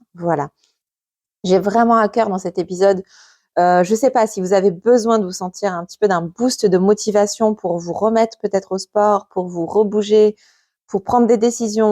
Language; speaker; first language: French; native; French